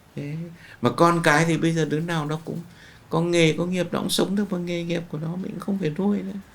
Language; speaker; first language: Vietnamese; native; Vietnamese